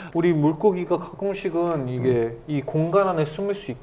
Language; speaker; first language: Korean; early bilingual, heritage; Korean